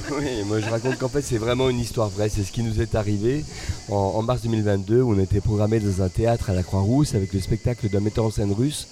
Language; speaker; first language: French; native; French